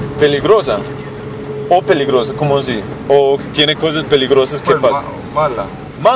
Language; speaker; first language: Spanish; non-native, learner; English